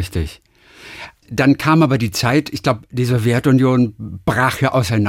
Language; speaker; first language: German; native; German